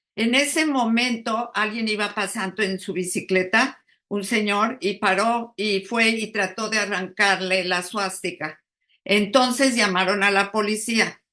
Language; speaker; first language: Spanish; native; Spanish